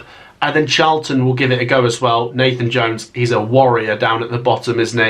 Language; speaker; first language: English; native; English